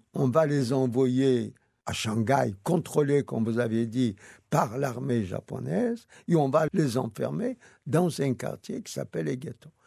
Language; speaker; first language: French; non-native, fluent; Yiddish